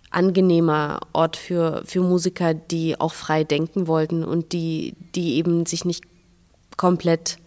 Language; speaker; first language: German; non-native, fluent; Belarusian